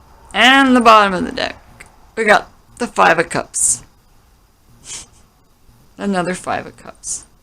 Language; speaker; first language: English; native; English